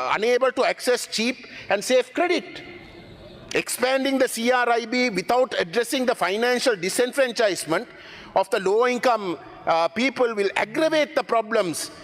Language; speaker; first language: English; non-native, local second language; Tamil